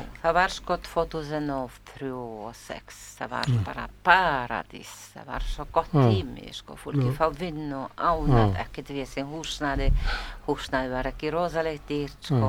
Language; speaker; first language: Icelandic; non-native, local second language; Polish